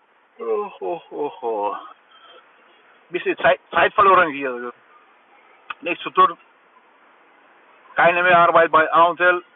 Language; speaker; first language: German; non-native, learner; Bulgarian